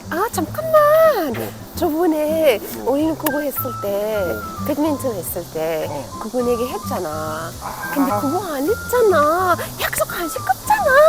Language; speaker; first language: Korean; non-native, fluent; Arabic